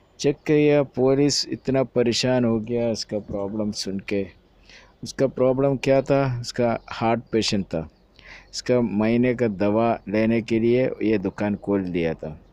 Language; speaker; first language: Hindi; non-native, local second language; Malayalam